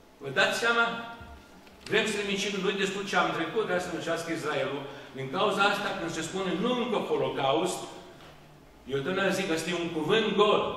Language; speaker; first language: Romanian; early bilingual, heritage; Romanian